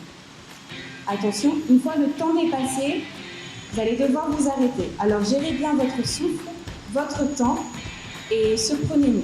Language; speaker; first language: French; native; French